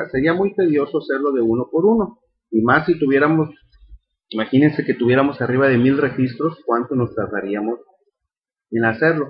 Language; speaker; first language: Spanish; native; Spanish